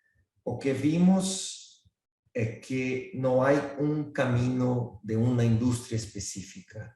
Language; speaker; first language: Spanish; non-native, fluent; Portuguese